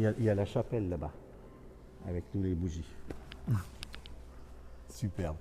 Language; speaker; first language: French; native; French